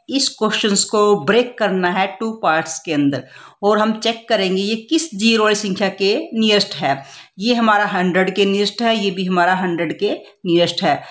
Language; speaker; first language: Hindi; native; Hindi